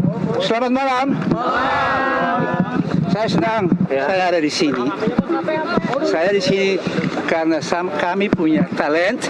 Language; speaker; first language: Indonesian; early bilingual, heritage; Indonesian